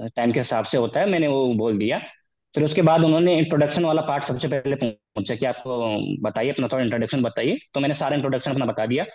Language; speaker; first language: Hindi; native; Hindi